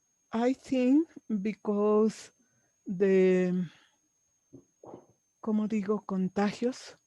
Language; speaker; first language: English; non-native, learner; Spanish